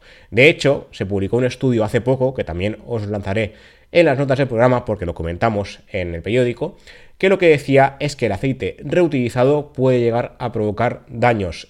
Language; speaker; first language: Spanish; native; Spanish